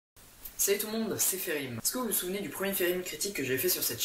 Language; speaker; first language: French; native; French